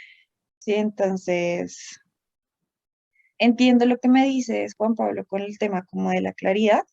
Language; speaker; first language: Spanish; native; Spanish